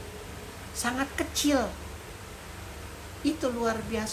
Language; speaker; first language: Indonesian; native; Indonesian